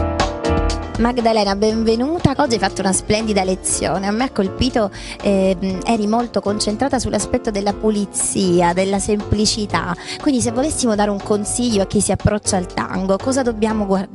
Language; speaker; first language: Italian; native; Italian